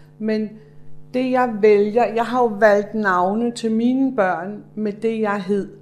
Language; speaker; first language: Danish; native; Danish